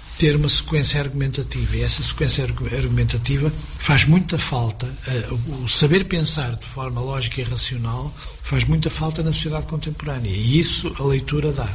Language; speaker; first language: Portuguese; native; Portuguese